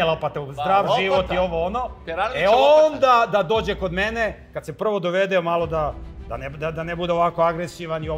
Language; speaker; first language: Serbian; native; Serbian